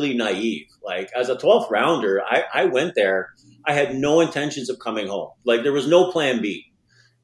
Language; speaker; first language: English; native; English